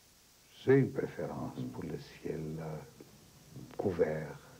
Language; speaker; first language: French; non-native, fluent; Greek